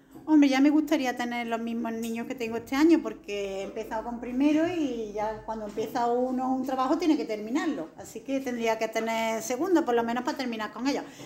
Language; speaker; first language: Spanish; native; Spanish